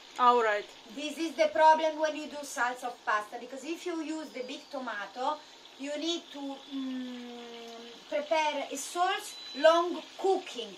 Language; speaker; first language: English; non-native, learner; Italian